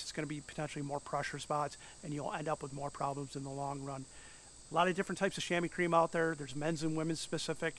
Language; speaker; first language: English; native; English